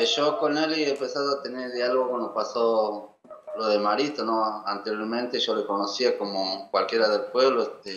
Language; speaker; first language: Spanish; native; Spanish